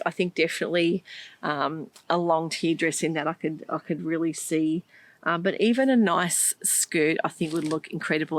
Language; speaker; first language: English; native; English